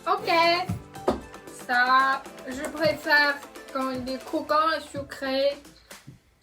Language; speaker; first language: French; non-native, learner; Chinese